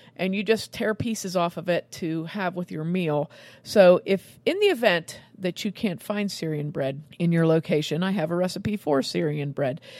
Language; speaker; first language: English; native; English